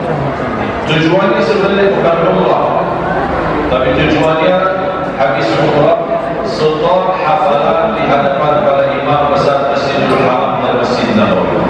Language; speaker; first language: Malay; non-native, fluent; Arabic